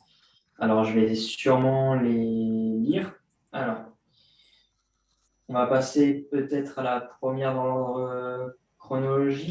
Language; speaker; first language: French; native; French